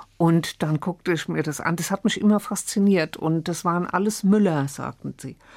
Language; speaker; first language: German; native; German